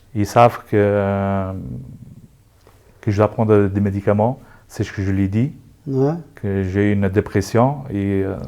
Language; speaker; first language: French; non-native, local second language; Luxembourgish